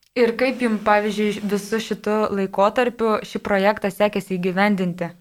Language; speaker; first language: Lithuanian; native; Lithuanian